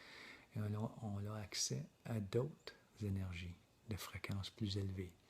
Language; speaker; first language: French; native; French